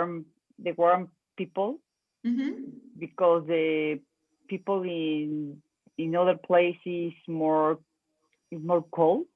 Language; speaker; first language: English; non-native, learner; Spanish